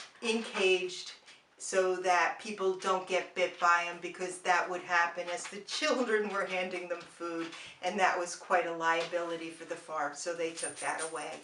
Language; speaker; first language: English; native; English